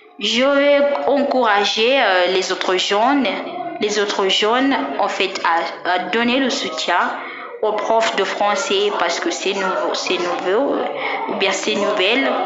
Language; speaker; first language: French; non-native, fluent; Swahili